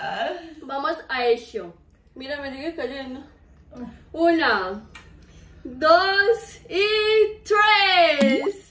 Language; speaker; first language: Spanish; native; Spanish